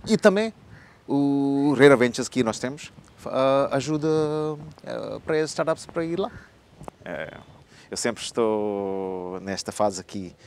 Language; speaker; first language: Portuguese; non-native, learner; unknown